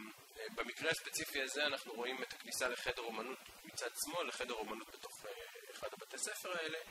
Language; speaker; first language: Hebrew; native; Hebrew